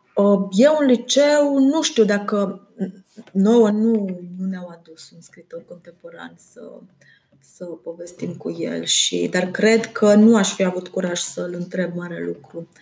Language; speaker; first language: Romanian; non-native, local second language; German